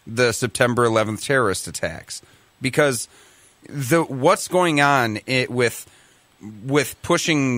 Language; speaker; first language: English; native; English